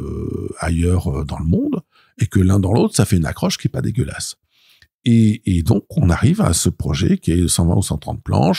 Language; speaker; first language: French; native; French